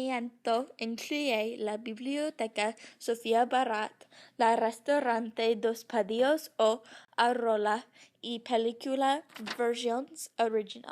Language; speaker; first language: Spanish; non-native, learner; English